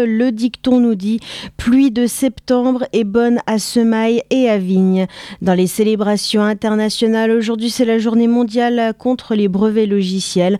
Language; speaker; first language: French; native; French